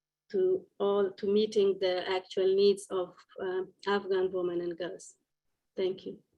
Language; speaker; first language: English; non-native, fluent; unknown